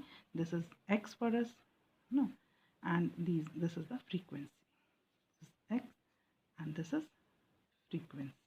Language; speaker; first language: Hindi; native; Hindi